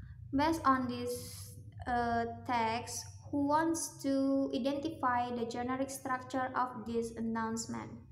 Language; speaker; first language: English; non-native, learner; Minangkabau